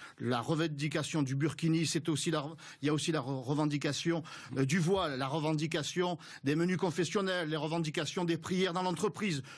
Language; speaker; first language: French; native; French